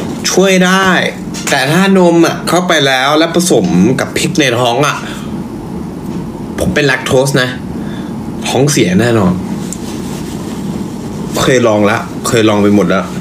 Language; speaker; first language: Thai; early bilingual, heritage; Thai